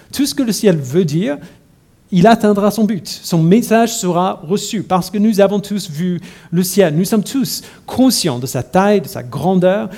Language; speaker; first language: French; non-native, fluent; English